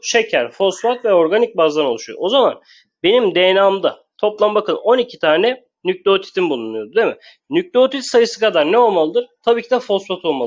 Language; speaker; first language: Turkish; native; Turkish